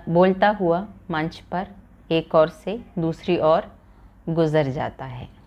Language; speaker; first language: Hindi; non-native, local second language; Malayalam